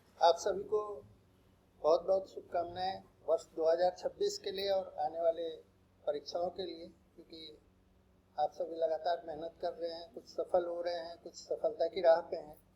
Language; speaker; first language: Hindi; native; Hindi